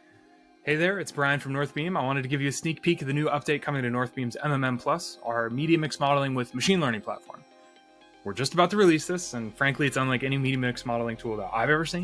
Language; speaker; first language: English; native; English